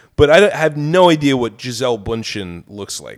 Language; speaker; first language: English; native; English